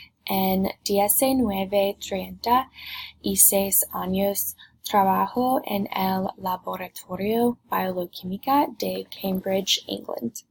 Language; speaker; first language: Spanish; non-native, learner; English